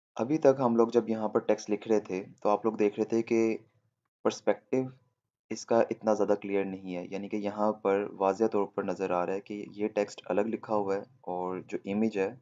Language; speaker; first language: Hindi; native; Hindi